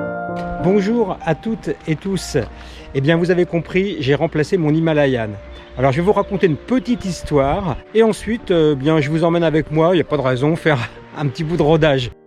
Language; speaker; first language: French; native; French